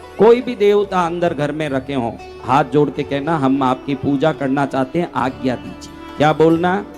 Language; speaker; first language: Hindi; non-native, local second language; Marwari